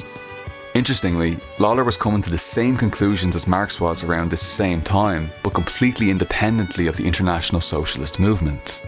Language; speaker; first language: English; native; English